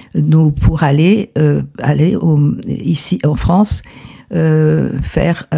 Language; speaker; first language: French; non-native, fluent; Spanish